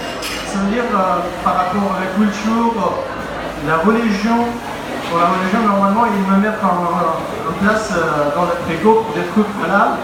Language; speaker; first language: French; non-native, learner; Pashto